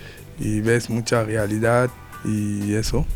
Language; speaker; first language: Spanish; non-native, learner; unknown